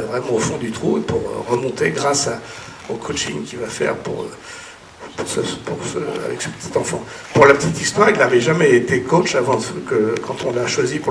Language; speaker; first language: French; native; French